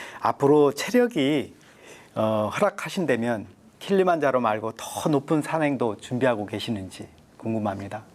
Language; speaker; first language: Korean; native; Korean